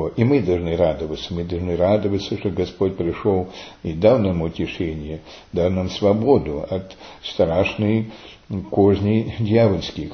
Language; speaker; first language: Russian; early bilingual, heritage; Russian